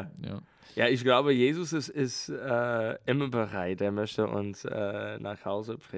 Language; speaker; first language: German; non-native, learner; English